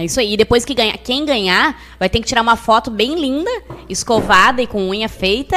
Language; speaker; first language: Portuguese; native; Portuguese